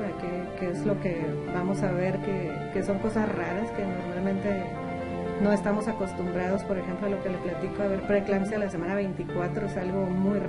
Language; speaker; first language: Spanish; native; Spanish